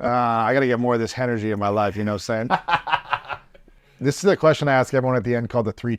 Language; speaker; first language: English; native; English